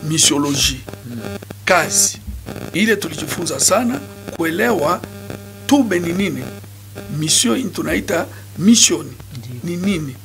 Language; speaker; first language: Swahili; non-native, local second language; Nande